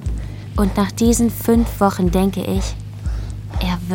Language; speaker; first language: German; native; German